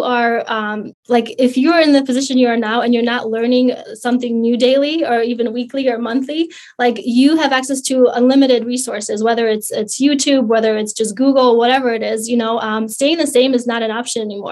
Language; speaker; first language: English; early bilingual, other home language; Polish